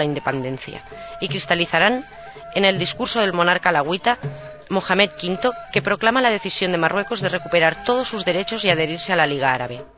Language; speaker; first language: Spanish; native; Spanish